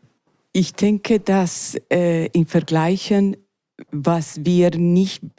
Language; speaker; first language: German; non-native, learner; Spanish